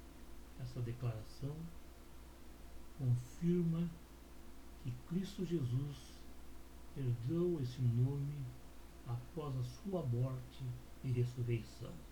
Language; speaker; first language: Portuguese; native; Portuguese